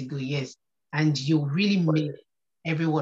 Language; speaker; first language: English; non-native, local second language; Yoruba